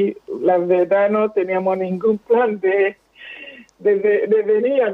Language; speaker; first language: Spanish; non-native, fluent; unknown